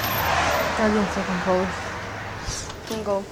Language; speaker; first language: English; native; English